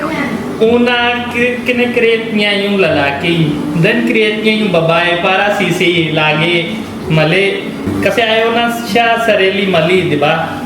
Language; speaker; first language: Filipino; non-native, learner; Punjabi